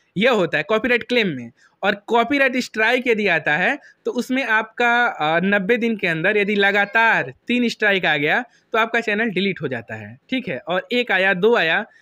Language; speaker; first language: Hindi; native; Hindi